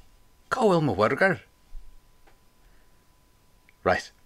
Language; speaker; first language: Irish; non-native, local second language; English